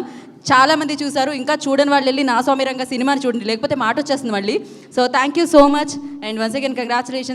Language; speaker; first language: Telugu; native; Telugu